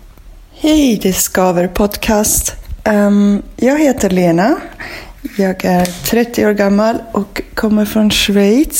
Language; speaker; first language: Swedish; non-native, fluent; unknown